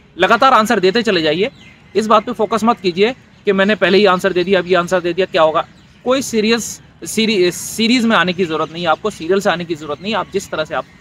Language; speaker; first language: Hindi; native; Hindi